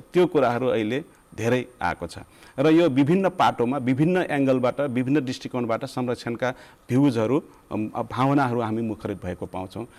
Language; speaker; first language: Nepali; non-native, local second language; Rana Tharu